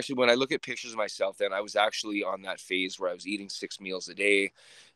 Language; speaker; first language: English; native; English